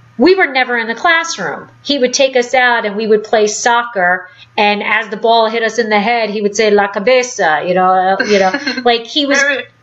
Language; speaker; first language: English; native; English